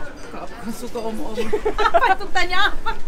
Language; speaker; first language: Indonesian; early bilingual, heritage; German